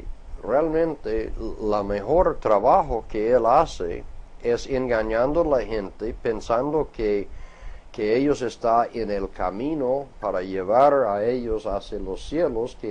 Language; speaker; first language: Spanish; non-native, fluent; English